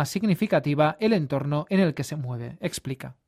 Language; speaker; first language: Spanish; native; Spanish